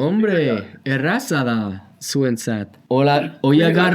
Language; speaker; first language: Basque; non-native, learner; English